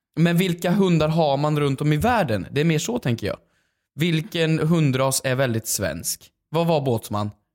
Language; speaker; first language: Swedish; native; Swedish